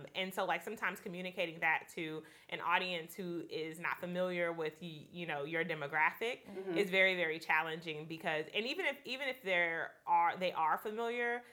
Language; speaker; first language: English; native; English